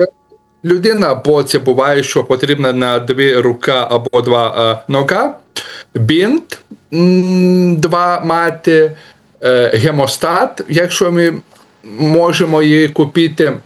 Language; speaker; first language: Ukrainian; non-native, learner; Lithuanian